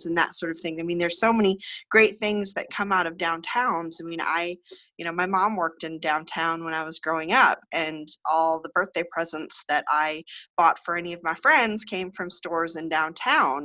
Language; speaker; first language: English; native; English